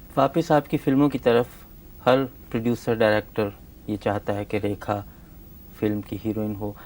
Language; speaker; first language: Hindi; native; Hindi